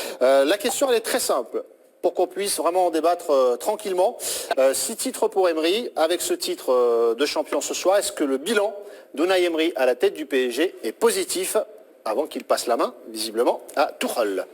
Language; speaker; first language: French; native; French